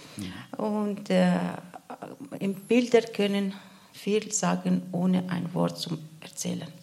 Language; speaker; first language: German; non-native, learner; Arabic